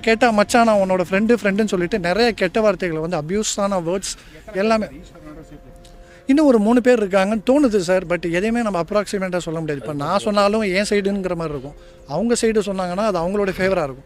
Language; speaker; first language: Tamil; native; Tamil